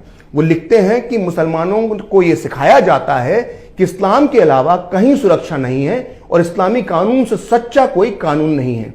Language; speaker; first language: Hindi; native; Hindi